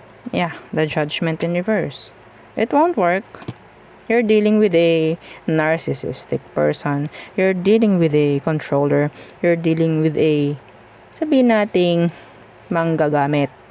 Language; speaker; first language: English; non-native, local second language; Filipino